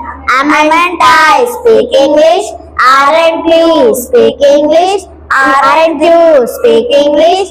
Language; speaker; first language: English; non-native, learner; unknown